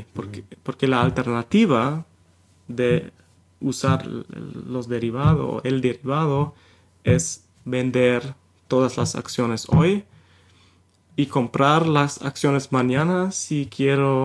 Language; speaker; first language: Spanish; non-native, fluent; German